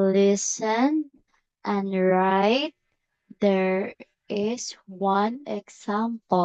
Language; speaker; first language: English; non-native, learner; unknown